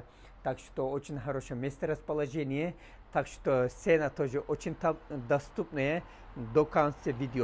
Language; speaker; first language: Russian; non-native, learner; Turkish